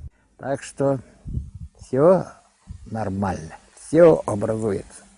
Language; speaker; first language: Russian; non-native, local second language; Yakut